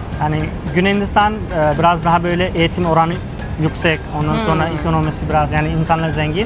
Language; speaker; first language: Turkish; non-native, fluent; Hindi